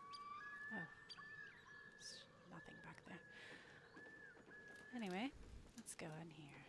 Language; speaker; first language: English; native; English